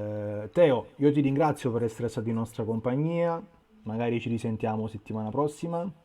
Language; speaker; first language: Italian; native; Italian